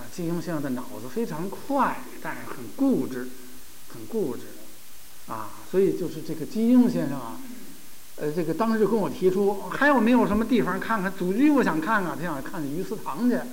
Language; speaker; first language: Chinese; native; Chinese